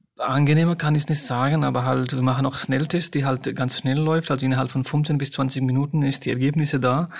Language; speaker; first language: German; non-native, fluent; Nepali